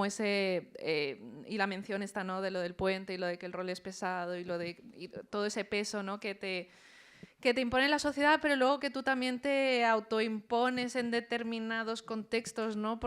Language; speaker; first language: Spanish; early bilingual, other home language; Chinese